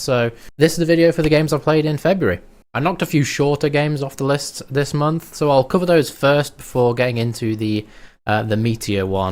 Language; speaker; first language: English; native; English